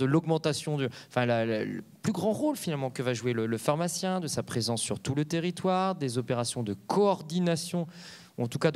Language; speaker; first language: French; native; French